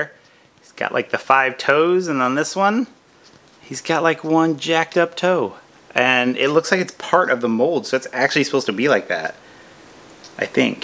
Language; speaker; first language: English; native; English